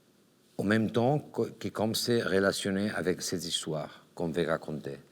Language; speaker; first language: French; non-native, learner; Catalan